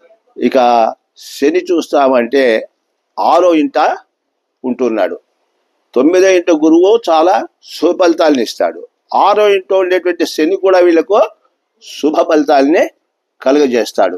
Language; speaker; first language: Telugu; native; Telugu